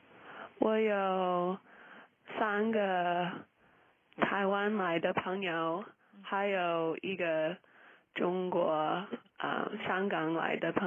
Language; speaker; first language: Chinese; non-native, learner; English